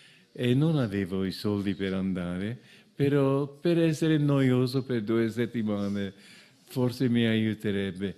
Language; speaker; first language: Italian; non-native, fluent; English